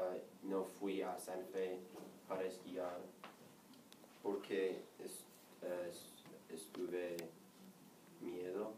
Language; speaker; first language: Spanish; non-native, learner; English